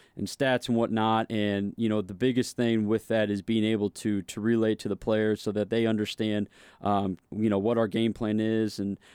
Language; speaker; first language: English; native; English